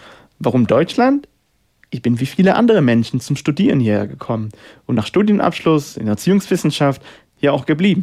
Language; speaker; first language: German; non-native, fluent; Hebrew